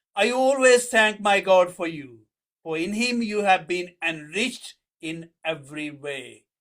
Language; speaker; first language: English; non-native, local second language; Urdu